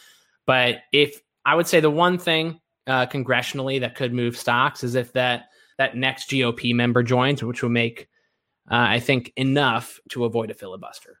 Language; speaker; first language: English; native; English